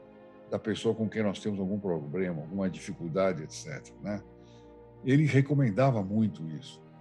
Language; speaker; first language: Portuguese; native; Portuguese